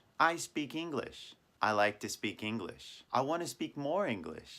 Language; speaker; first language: English; non-native, fluent; Japanese